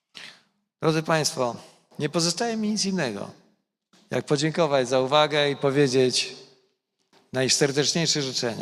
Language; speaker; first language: Polish; native; Polish